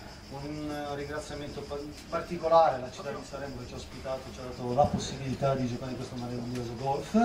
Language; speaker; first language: Italian; native; Italian